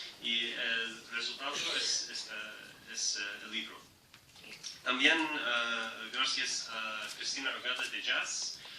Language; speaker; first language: Spanish; non-native, learner; English